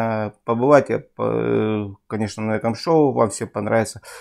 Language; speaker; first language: Russian; native; Russian